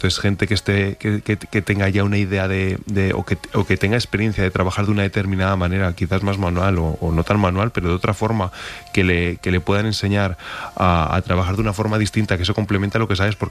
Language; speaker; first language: Spanish; native; Spanish